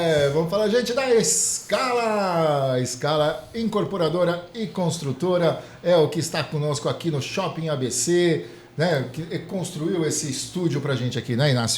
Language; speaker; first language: Portuguese; native; Portuguese